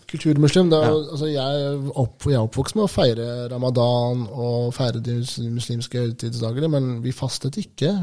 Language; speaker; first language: Norwegian; early bilingual, other home language; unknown